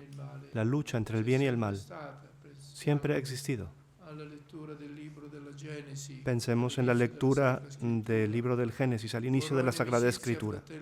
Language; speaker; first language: Spanish; non-native, fluent; Italian